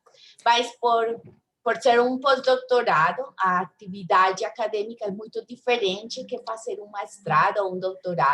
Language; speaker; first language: Portuguese; non-native, learner; Spanish